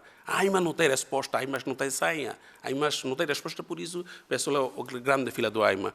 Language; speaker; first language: Portuguese; non-native, learner; Bangla